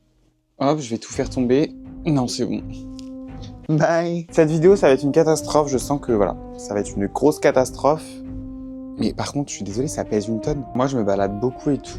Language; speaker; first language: French; native; French